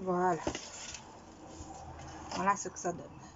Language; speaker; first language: French; native; French